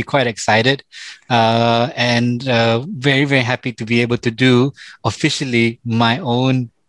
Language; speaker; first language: English; non-native, local second language; Malay